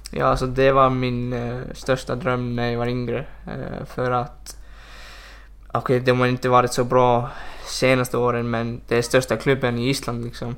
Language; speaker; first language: Swedish; non-native, fluent; Icelandic